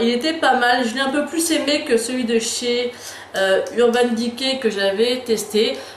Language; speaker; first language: French; native; French